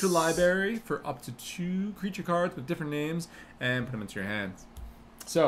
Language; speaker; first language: English; native; English